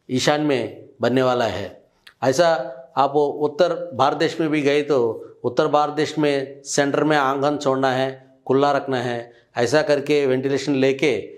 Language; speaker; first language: Hindi; non-native, local second language; Telugu